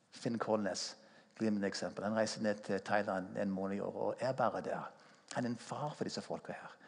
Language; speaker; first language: Norwegian; non-native, fluent; English